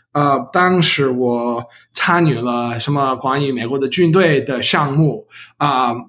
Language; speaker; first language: Chinese; non-native, learner; English